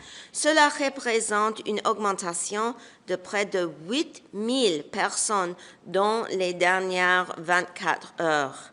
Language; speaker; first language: French; non-native, local second language; English